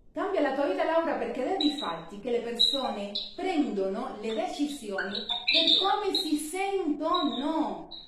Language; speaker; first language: Italian; non-native, fluent; Spanish